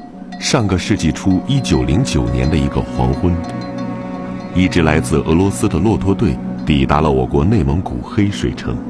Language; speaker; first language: Chinese; native; Chinese